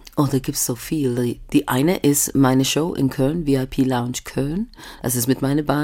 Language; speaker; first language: German; non-native, fluent; English